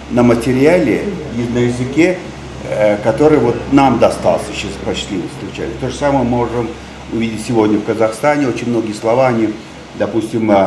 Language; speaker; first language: Russian; non-native, local second language; Tajik